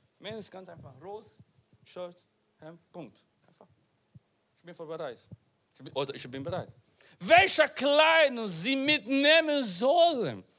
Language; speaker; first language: German; non-native, learner; Portuguese